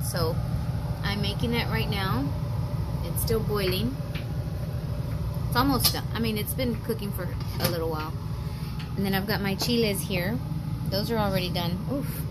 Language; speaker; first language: English; early bilingual, other home language; Spanish